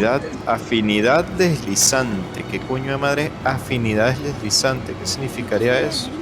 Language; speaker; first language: Spanish; native; Spanish